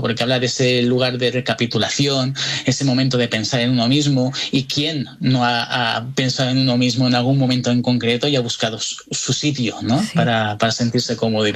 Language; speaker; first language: Spanish; native; Spanish